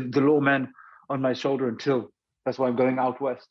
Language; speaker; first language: English; native; English